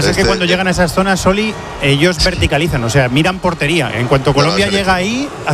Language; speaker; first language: Spanish; native; Spanish